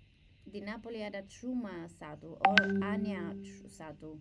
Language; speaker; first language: Indonesian; non-native, learner; Italian